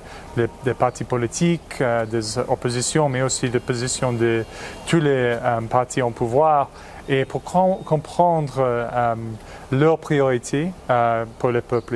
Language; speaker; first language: French; non-native, fluent; English